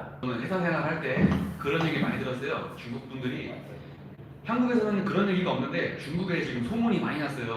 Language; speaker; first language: Korean; native; Korean